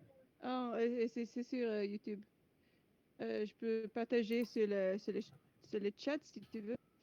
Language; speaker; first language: French; non-native, fluent; English